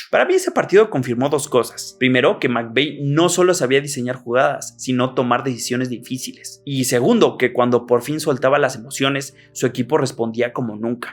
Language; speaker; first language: Spanish; native; Spanish